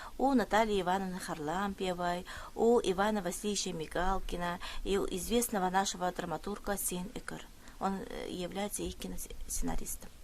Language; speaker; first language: Russian; non-native, local second language; Yakut